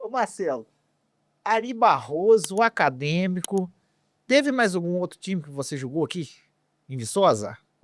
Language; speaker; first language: Portuguese; native; Portuguese